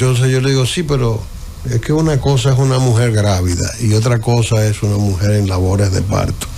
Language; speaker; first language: Spanish; native; Spanish